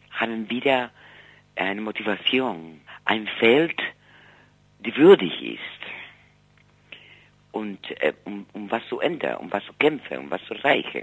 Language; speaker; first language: German; non-native, fluent; Spanish